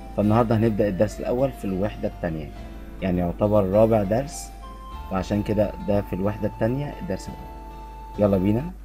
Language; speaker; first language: Arabic; native; Arabic